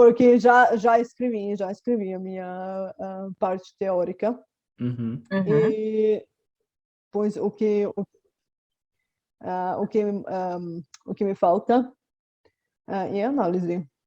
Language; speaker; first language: Portuguese; non-native, fluent; Bulgarian